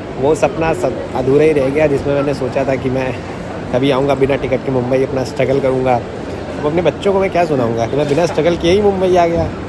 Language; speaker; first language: Hindi; native; Hindi